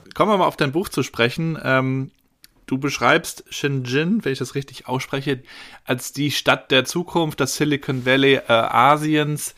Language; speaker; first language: German; native; German